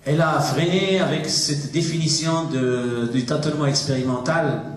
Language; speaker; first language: French; non-native, local second language; Arabic